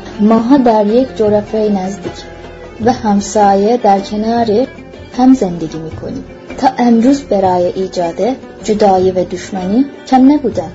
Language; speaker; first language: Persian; non-native, fluent; Turkish